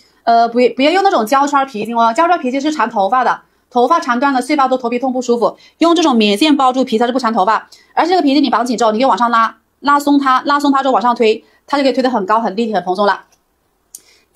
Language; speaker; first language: Chinese; native; Chinese